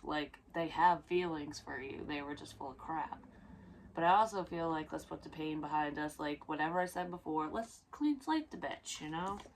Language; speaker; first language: English; native; English